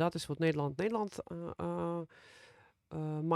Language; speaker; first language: Dutch; non-native, fluent; Russian